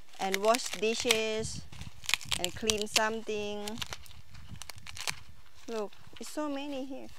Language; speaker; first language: English; non-native, learner; Thai